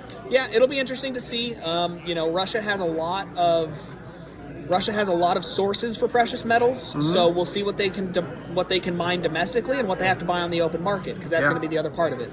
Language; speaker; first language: English; native; English